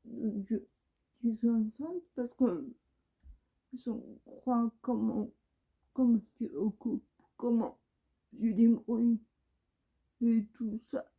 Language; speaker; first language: French; non-native, learner; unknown